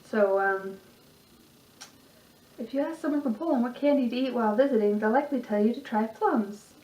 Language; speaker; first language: English; native; English